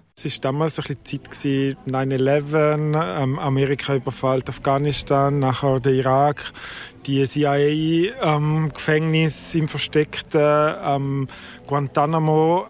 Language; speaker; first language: German; native; German